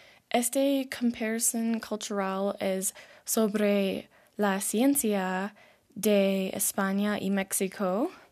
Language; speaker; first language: Spanish; non-native, learner; English